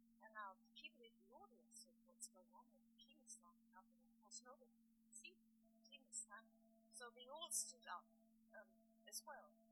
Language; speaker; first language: English; non-native, fluent; German